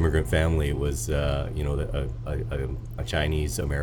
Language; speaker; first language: English; native; English